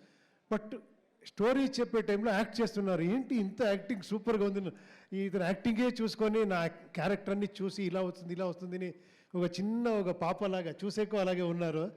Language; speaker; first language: Telugu; non-native, local second language; Kannada